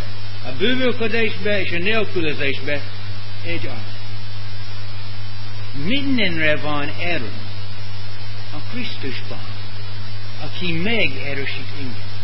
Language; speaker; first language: Hungarian; non-native, fluent; English